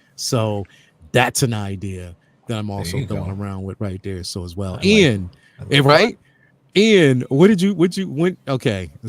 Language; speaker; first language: English; native; English